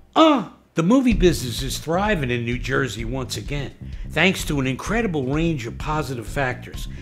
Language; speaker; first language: English; native; English